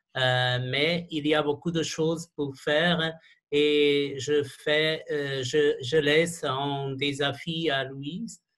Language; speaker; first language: French; non-native, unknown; Portuguese